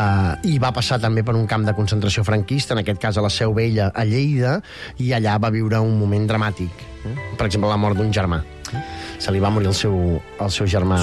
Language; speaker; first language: Catalan; native; Catalan